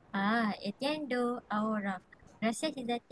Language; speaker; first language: Spanish; non-native, learner; Malay